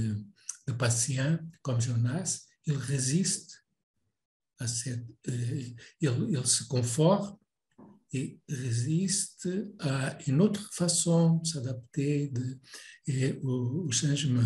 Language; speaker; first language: French; non-native, fluent; Portuguese